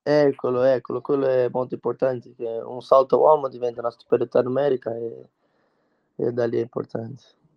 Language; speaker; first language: Italian; non-native, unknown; Portuguese